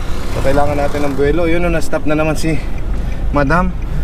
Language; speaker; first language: Filipino; native; Filipino